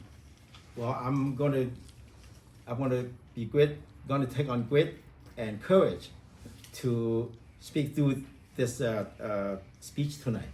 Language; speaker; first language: English; non-native, fluent; Vietnamese